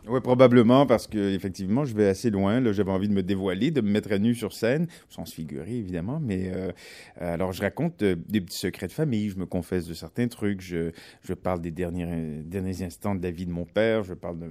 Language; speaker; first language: French; native; French